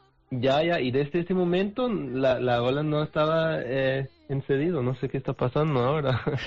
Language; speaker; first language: Spanish; non-native, fluent; English